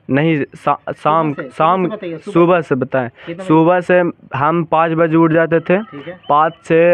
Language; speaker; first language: Hindi; native; Hindi